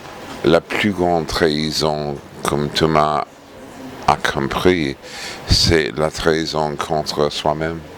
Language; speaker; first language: French; non-native, fluent; English